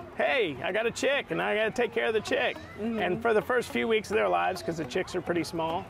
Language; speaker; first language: English; native; English